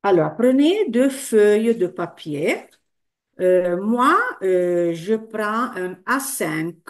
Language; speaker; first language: French; non-native, fluent; Italian